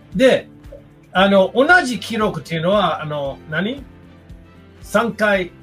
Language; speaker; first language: Japanese; non-native, fluent; English